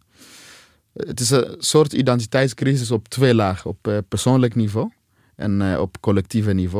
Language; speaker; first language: Dutch; non-native, fluent; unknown